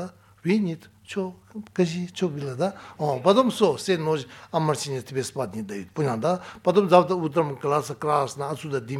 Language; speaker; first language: Russian; non-native, learner; Tibetan